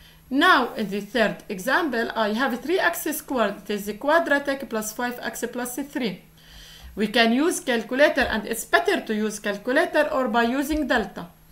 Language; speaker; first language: English; non-native, local second language; Arabic